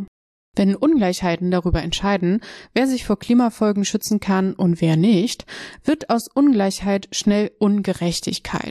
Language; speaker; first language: German; native; German